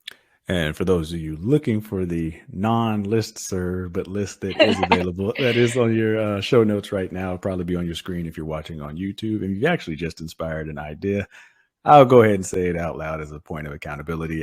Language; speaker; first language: English; native; English